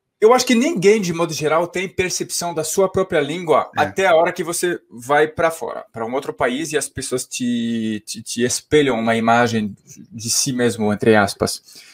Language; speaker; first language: Portuguese; non-native, fluent; French